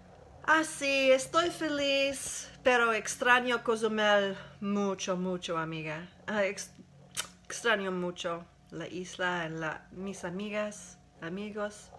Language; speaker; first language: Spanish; non-native, learner; English